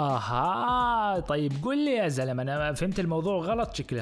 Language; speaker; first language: Arabic; native; Arabic